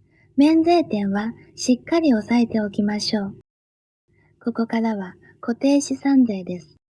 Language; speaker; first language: Japanese; native; Japanese